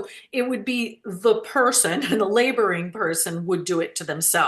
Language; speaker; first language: English; native; English